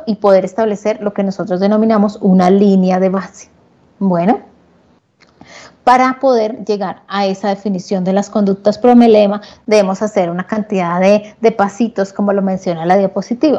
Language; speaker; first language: Spanish; native; Spanish